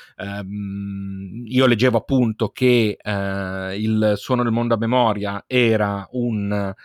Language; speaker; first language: Italian; native; Italian